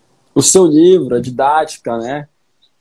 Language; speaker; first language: Portuguese; native; Portuguese